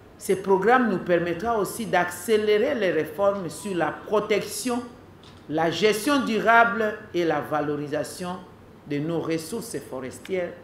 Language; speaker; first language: French; non-native, local second language; Lingala